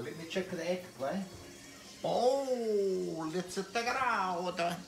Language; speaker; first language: English; non-native, learner; Italian